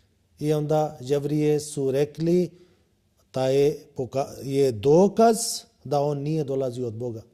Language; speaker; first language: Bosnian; non-native, learner; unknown